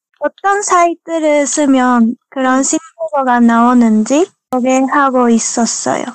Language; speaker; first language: Korean; non-native, fluent; Japanese